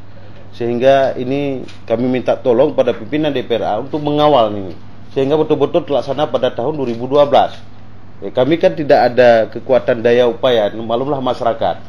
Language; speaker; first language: Indonesian; native; Indonesian